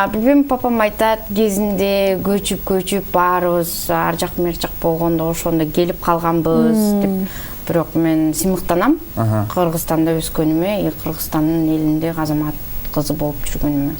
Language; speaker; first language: Kyrgyz; early bilingual, heritage; Kyrgyz